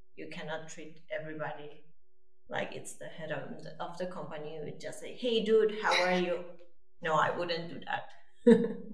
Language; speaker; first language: English; non-native, fluent; Spanish